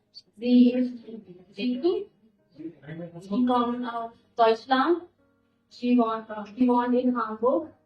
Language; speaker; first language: German; non-native, learner; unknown